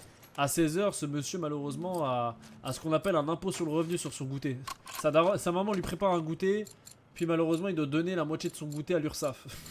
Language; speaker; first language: French; native; French